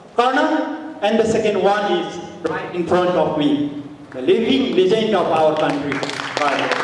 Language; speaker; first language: English; non-native, local second language; Nepali